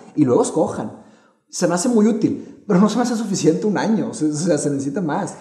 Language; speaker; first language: Spanish; early bilingual, other home language; Portuguese